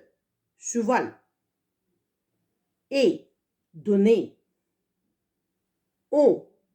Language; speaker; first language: French; non-native, fluent; Russian